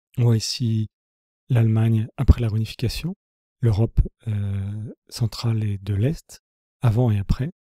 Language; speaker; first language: French; native; French